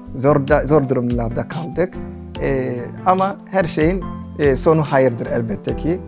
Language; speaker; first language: Turkish; non-native, fluent; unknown